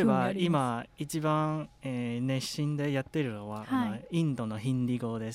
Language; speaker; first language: Japanese; non-native, fluent; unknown